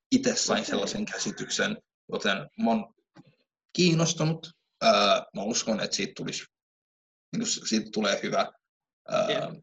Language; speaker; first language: Finnish; early bilingual, other home language; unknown